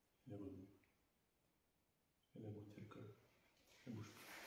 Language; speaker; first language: French; native; French